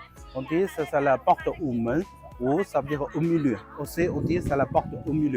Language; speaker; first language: French; non-native, learner; Chinese